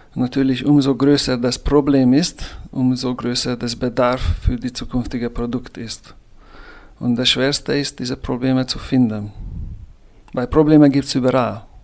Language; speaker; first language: German; non-native, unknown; Hungarian